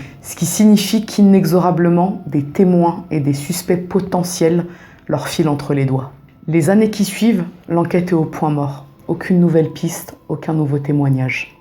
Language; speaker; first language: French; native; French